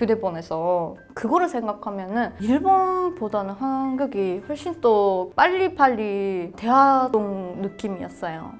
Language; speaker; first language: Korean; non-native, fluent; Japanese